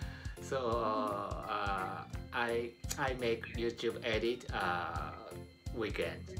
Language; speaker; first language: English; non-native, learner; Japanese